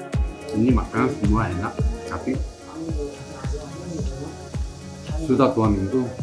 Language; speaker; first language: Indonesian; non-native, learner; Korean